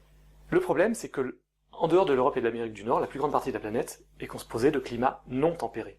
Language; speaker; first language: French; native; French